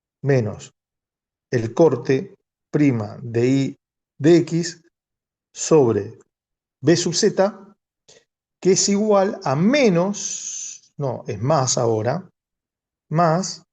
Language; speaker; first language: Spanish; native; Spanish